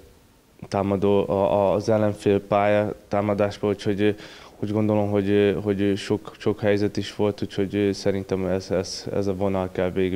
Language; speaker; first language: Hungarian; non-native, learner; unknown